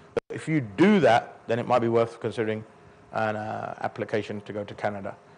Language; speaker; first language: English; early bilingual, other home language; Punjabi